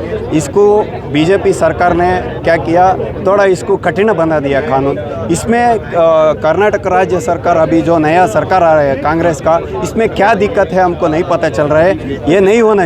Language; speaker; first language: Hindi; non-native, local second language; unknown